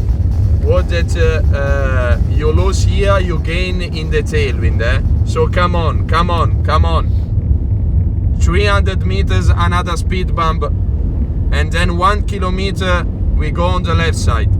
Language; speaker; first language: English; non-native, learner; Italian